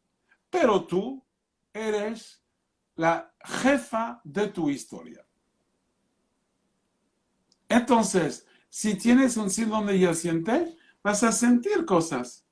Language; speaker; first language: Spanish; non-native, fluent; French